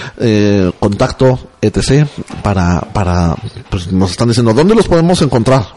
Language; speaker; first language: Spanish; native; Spanish